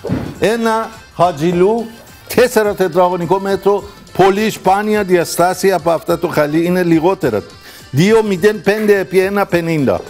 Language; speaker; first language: Greek; non-native, learner; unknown